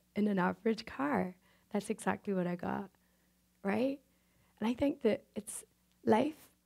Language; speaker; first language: English; native; English